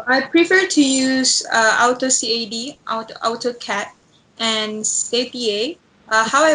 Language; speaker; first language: English; non-native, learner; Indonesian